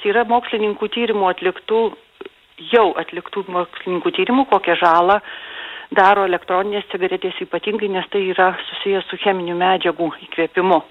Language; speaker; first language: Lithuanian; native; Lithuanian